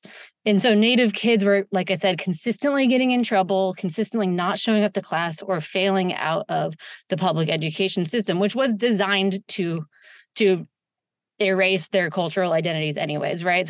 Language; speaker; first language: English; native; English